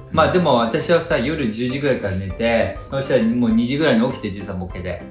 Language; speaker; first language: Japanese; native; Japanese